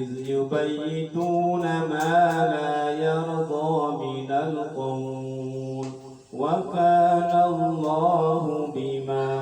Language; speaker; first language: Arabic; non-native, fluent; Indonesian